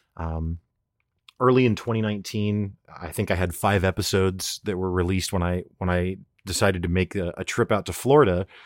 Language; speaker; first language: English; native; English